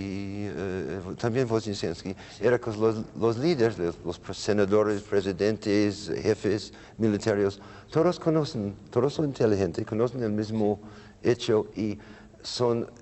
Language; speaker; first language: Spanish; non-native, learner; English